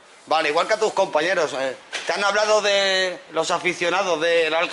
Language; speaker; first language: Spanish; native; Spanish